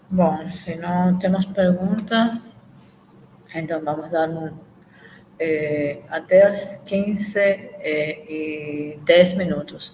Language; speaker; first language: Portuguese; non-native, fluent; Spanish